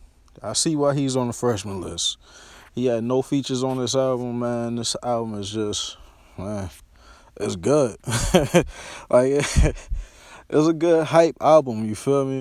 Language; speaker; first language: English; native; English